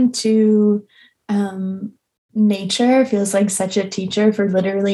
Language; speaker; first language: English; native; English